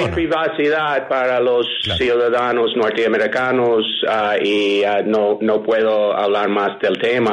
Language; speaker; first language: Spanish; non-native, fluent; English